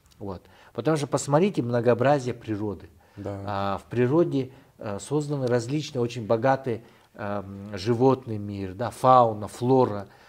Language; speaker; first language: Russian; non-native, local second language; Kyrgyz